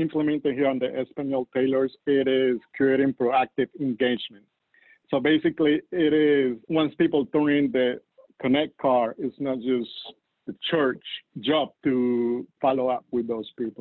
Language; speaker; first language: English; non-native, fluent; Spanish